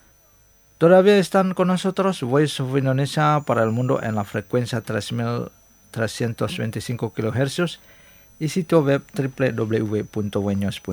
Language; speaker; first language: Spanish; non-native, fluent; Indonesian